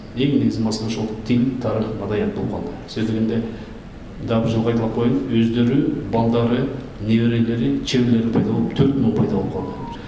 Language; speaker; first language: Kyrgyz; native; Kyrgyz